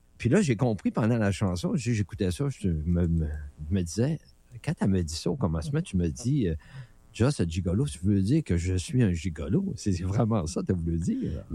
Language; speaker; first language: French; native; French